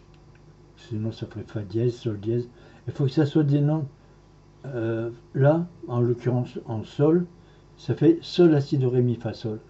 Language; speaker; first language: French; native; French